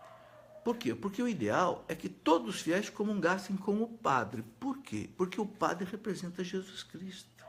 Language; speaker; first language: Portuguese; native; Portuguese